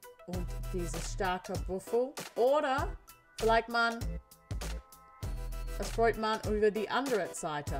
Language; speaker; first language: German; non-native, learner; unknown